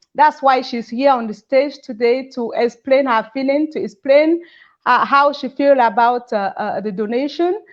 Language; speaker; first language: English; non-native, local second language; French